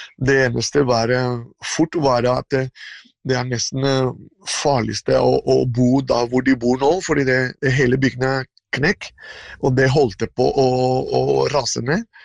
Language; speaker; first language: Norwegian; non-native, fluent; Spanish